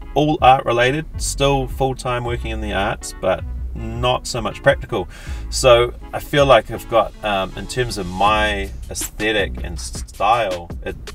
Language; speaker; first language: English; native; English